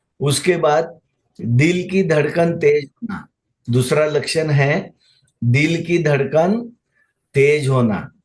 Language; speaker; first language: Hindi; non-native, local second language; Marathi